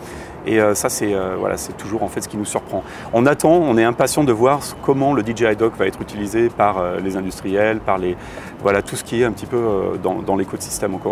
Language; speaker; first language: French; native; French